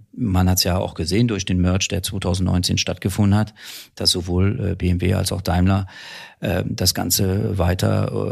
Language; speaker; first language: German; non-native, fluent; French